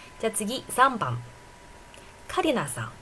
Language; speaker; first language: Japanese; non-native, fluent; Chinese